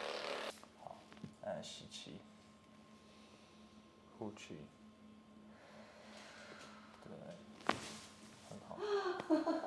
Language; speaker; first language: Chinese; non-native, fluent; English